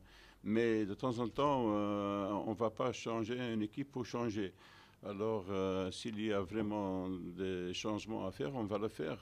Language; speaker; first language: French; non-native, fluent; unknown